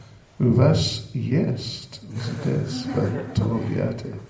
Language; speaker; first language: Russian; non-native, learner; English